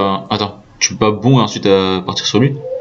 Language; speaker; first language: French; native; French